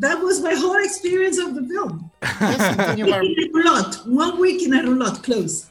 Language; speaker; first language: English; non-native, fluent; Spanish